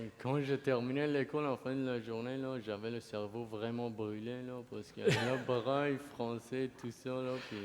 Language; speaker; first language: French; early bilingual, other home language; Kurdish